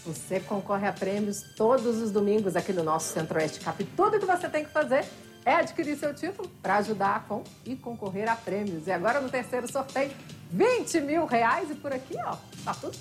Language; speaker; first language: Portuguese; native; Portuguese